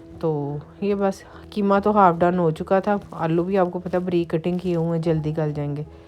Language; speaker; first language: Urdu; native; Urdu